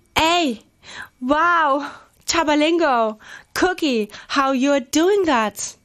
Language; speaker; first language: English; non-native, fluent; German